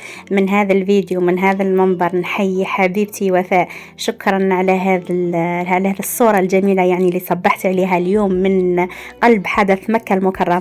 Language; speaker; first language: Arabic; native; Arabic